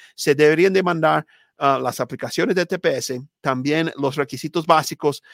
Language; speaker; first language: Spanish; non-native, fluent; English